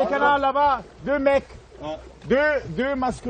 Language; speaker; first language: French; non-native, fluent; German